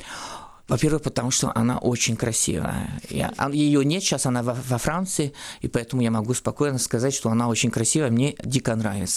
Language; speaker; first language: Russian; non-native, fluent; French